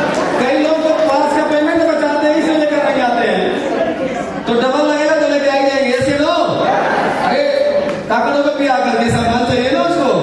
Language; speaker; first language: Hindi; native; Hindi